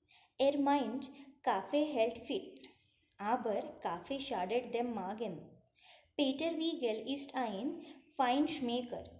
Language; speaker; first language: German; non-native, fluent; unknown